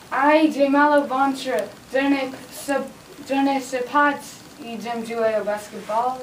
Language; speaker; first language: French; non-native, learner; English